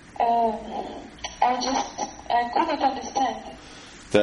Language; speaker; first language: English; non-native, learner; Russian